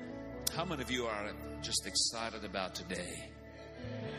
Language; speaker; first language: English; non-native, local second language; Afrikaans